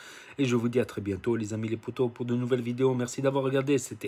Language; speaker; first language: French; native; French